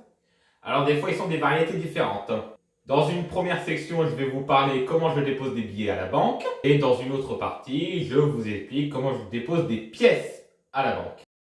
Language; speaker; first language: French; native; French